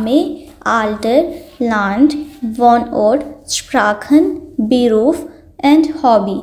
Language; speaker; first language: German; non-native, fluent; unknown